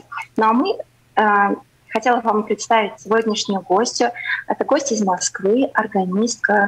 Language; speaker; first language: Russian; native; Russian